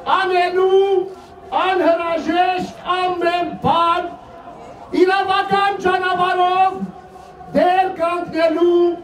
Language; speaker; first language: Armenian; early bilingual, heritage; Armenian